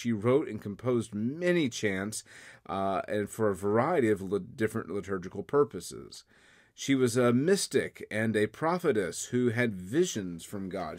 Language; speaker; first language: English; native; English